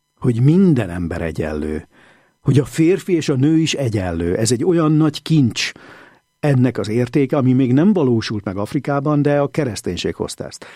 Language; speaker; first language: Hungarian; native; Hungarian